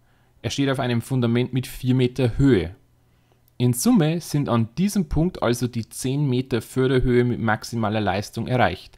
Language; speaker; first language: German; native; German